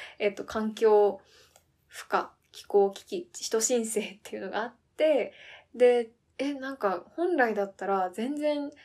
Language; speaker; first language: Japanese; early bilingual, heritage; Japanese